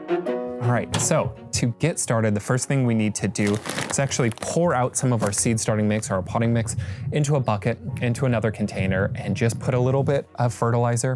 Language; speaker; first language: English; native; English